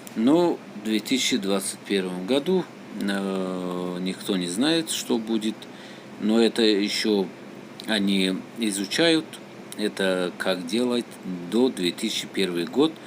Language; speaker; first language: Russian; non-native, learner; Tajik